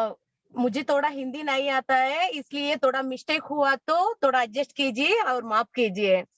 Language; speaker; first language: Hindi; non-native, local second language; Kannada